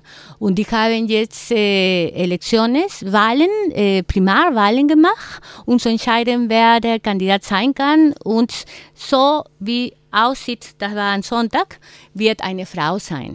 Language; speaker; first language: German; non-native, fluent; Spanish